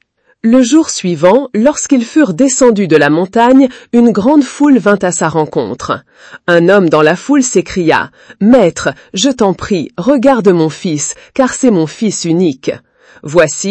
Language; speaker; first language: French; native; French